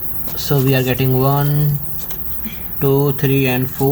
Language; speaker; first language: English; non-native, local second language; Hindi